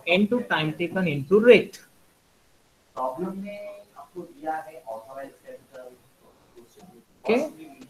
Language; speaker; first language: Hindi; non-native, local second language; Marathi